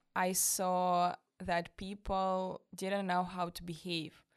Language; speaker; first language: English; non-native, fluent; Russian